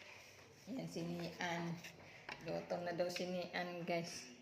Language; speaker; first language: Filipino; native; Filipino